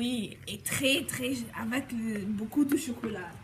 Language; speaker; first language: French; non-native, learner; English